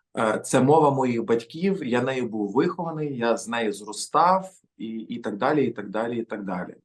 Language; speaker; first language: Ukrainian; native; Ukrainian